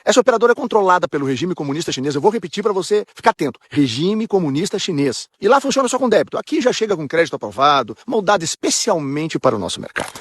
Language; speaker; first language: Portuguese; native; Portuguese